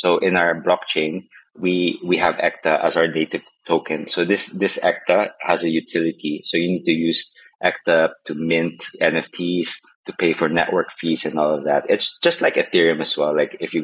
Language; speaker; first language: English; non-native, local second language; Filipino